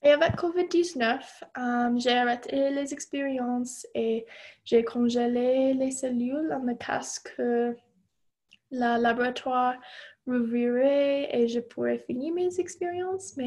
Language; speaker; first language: French; non-native, fluent; English